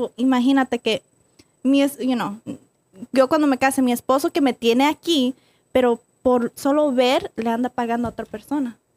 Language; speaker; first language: Spanish; early bilingual, other home language; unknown